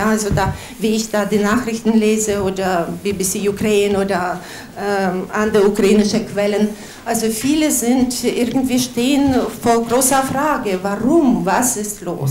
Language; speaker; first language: German; non-native, fluent; Ukrainian